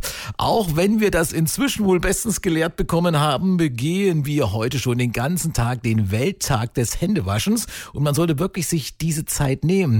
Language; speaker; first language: German; native; German